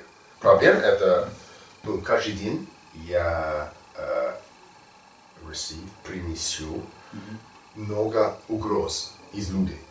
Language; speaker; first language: Russian; non-native, learner; English